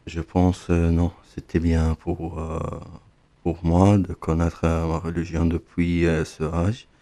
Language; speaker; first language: French; non-native, fluent; Arabic